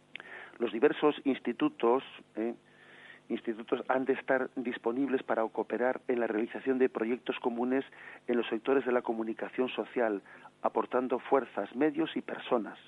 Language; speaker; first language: Spanish; native; Spanish